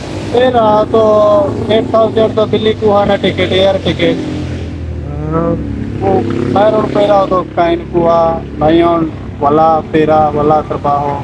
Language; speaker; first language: Filipino; non-native, learner; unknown